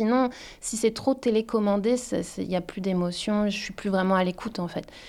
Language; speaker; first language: French; native; French